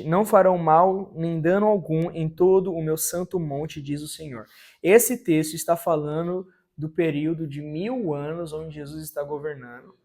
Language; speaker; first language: Portuguese; native; Portuguese